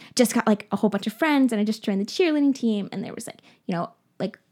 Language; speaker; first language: English; native; English